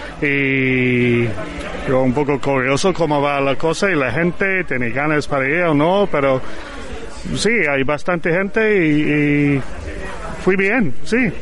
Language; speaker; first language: Spanish; non-native, learner; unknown